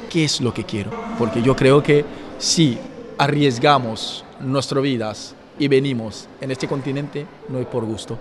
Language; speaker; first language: Spanish; non-native, fluent; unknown